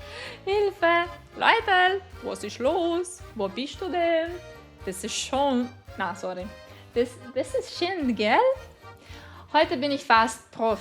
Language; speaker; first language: German; non-native, fluent; Russian